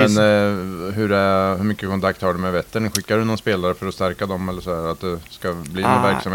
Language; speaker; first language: Swedish; native; Swedish